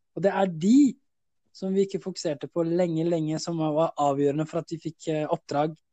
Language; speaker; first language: Norwegian; early bilingual, other home language; Somali